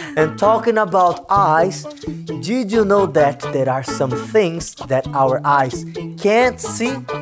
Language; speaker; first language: English; non-native, fluent; Portuguese